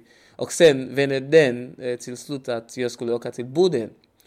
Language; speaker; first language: Swedish; non-native, learner; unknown